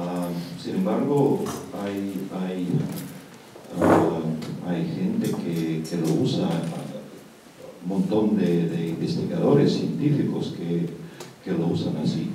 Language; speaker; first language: Spanish; non-native, fluent; Russian